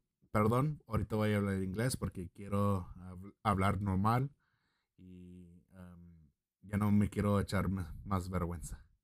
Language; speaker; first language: Spanish; early bilingual, heritage; Spanish